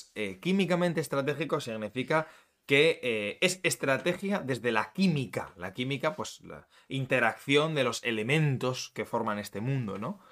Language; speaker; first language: Spanish; native; Spanish